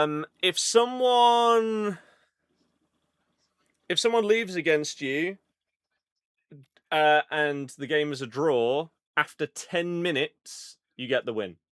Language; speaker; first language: English; native; English